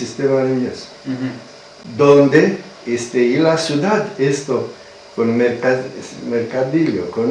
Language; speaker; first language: Spanish; non-native, learner; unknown